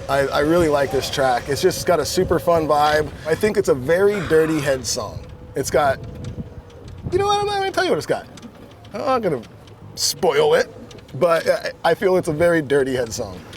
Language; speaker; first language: English; native; English